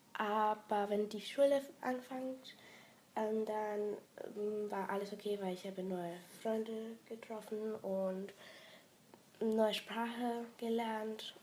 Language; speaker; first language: German; non-native, learner; Serbian